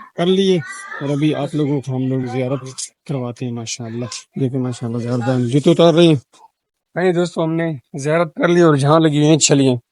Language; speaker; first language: Urdu; non-native, local second language; Punjabi